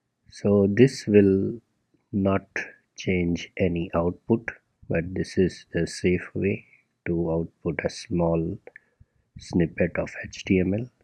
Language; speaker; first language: English; non-native, local second language; Gujarati